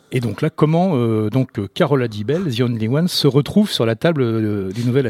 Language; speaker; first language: French; native; French